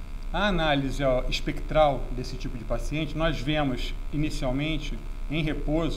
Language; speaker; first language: Portuguese; native; Portuguese